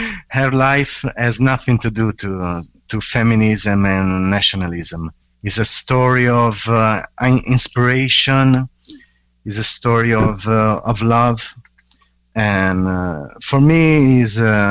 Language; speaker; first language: English; non-native, fluent; Italian